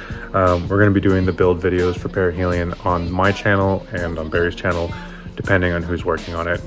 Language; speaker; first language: English; native; English